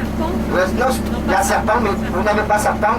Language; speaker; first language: French; non-native, learner; Vietnamese